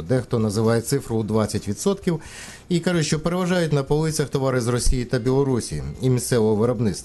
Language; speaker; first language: Ukrainian; native; Ukrainian